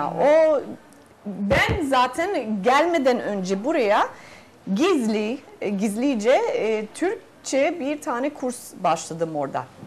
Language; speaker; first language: Turkish; non-native, fluent; Spanish